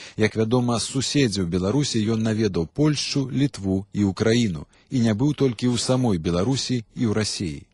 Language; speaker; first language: Belarusian; native; Belarusian